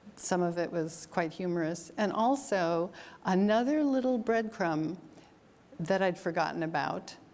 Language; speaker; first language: English; native; English